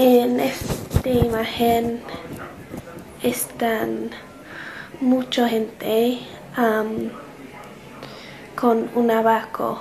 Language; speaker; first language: Spanish; non-native, learner; English